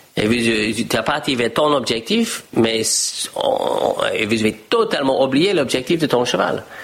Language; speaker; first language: French; non-native, fluent; English